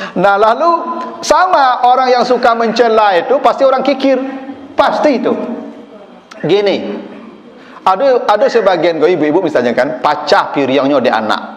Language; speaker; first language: Malay; non-native, local second language; Minangkabau